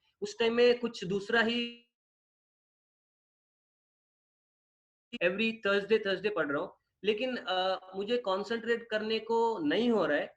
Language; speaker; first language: Hindi; non-native, local second language; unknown